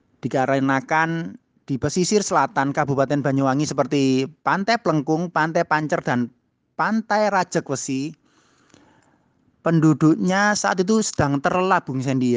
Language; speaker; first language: Indonesian; native; Indonesian